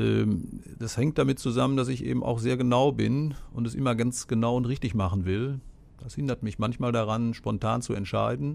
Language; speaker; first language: German; native; German